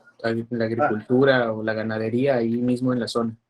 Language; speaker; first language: Spanish; native; Spanish